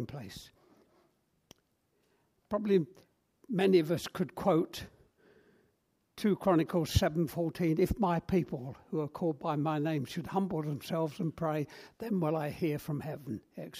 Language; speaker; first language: English; native; English